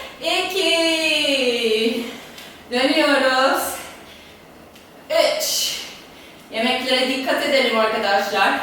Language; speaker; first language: Turkish; non-native, fluent; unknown